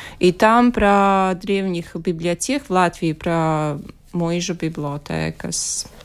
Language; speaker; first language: Russian; non-native, local second language; Latvian